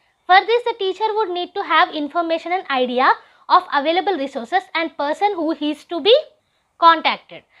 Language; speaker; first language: English; non-native, local second language; Telugu